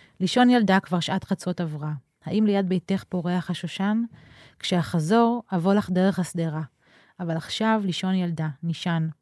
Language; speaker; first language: Hebrew; native; Hebrew